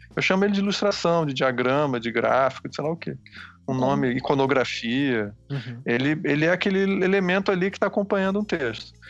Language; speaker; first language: Portuguese; native; Portuguese